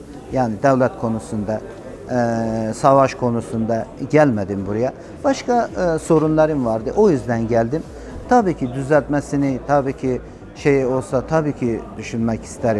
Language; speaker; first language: Turkish; non-native, learner; Persian